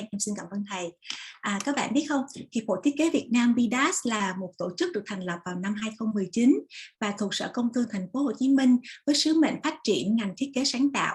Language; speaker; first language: Vietnamese; native; Vietnamese